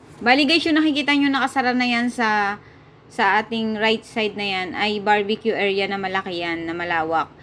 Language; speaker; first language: Filipino; native; Filipino